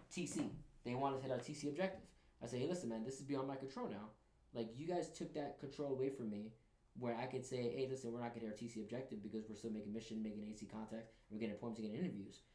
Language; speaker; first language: English; native; English